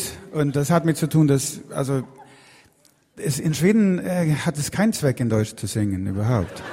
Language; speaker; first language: German; non-native, fluent; Swedish